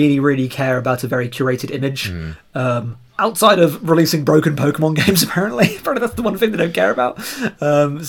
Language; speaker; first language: English; native; English